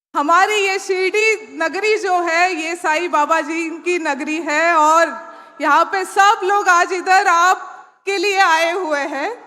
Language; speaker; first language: Hindi; non-native, local second language; Marathi